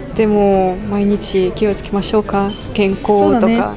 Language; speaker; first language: Japanese; non-native, fluent; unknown